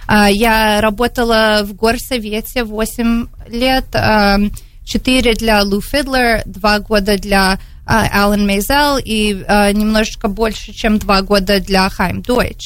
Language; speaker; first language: Russian; early bilingual, heritage; Russian